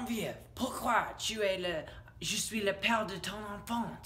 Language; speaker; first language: French; non-native, learner; English